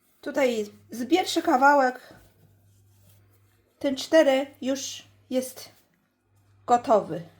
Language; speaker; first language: Polish; non-native, learner; Chinese